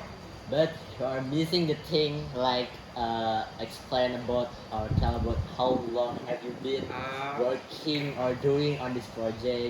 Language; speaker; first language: English; non-native, learner; Indonesian